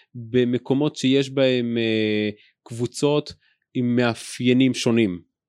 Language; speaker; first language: Hebrew; native; Hebrew